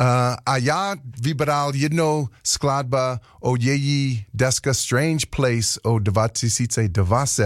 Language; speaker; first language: Czech; non-native, learner; English